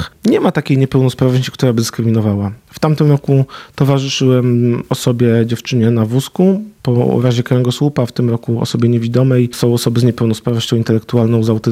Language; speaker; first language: Polish; native; Polish